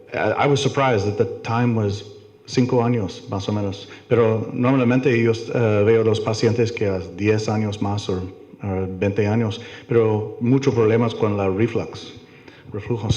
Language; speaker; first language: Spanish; non-native, learner; English